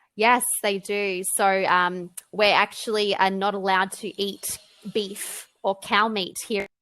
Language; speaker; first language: English; native; English